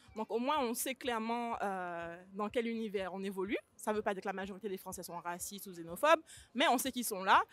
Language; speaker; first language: French; native; French